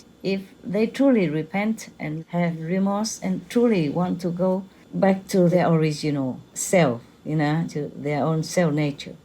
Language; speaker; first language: English; non-native, fluent; Vietnamese